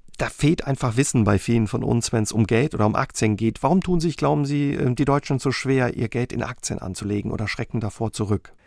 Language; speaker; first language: German; native; German